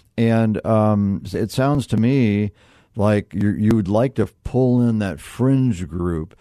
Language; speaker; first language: English; native; English